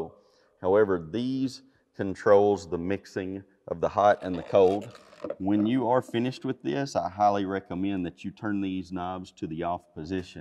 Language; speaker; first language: English; native; English